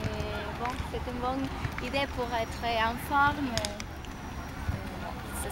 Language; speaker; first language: French; non-native, learner; Spanish